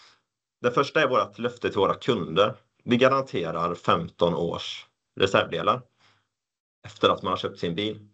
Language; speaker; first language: Swedish; native; Swedish